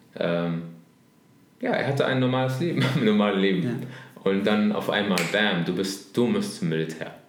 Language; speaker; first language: German; non-native, fluent; Arabic